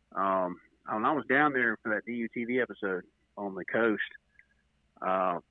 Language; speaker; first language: English; native; English